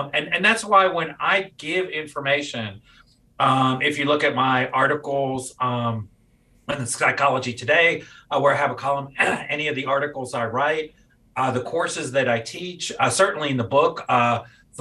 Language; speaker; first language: English; native; English